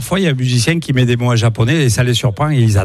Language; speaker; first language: French; native; French